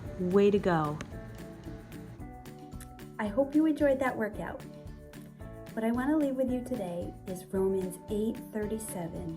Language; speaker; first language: English; native; English